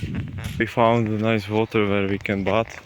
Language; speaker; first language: English; non-native, learner; Czech